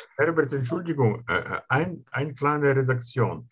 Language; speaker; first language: German; non-native, fluent; Russian